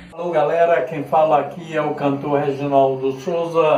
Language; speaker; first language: Portuguese; native; Portuguese